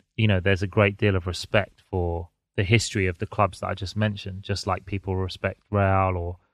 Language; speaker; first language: English; native; English